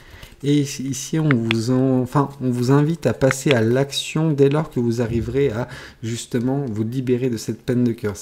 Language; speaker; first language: French; native; French